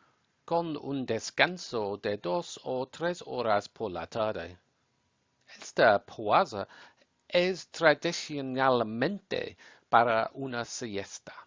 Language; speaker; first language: Spanish; non-native, learner; English